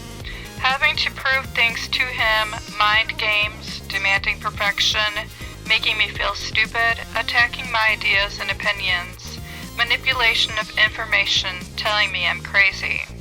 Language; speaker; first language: English; native; English